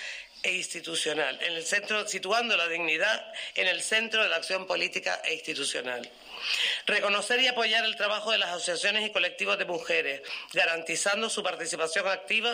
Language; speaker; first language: Spanish; native; Spanish